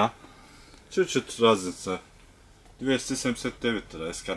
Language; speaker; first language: Russian; non-native, local second language; Turkish